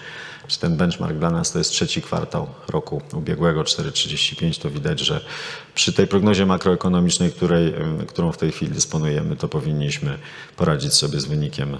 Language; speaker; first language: Polish; native; Polish